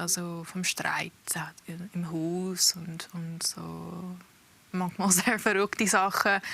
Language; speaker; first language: German; early bilingual, heritage; English